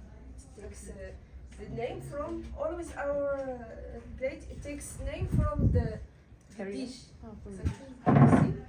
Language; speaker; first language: English; non-native, fluent; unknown